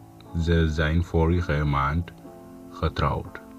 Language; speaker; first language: Dutch; non-native, fluent; Tigrinya